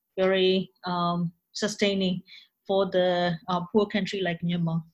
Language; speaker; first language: English; non-native, fluent; Burmese